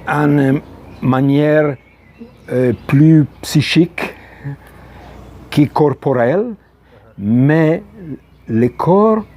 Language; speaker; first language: French; non-native, fluent; Italian